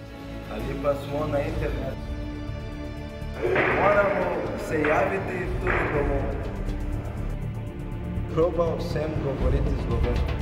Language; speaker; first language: Slovenian; non-native, learner; Portuguese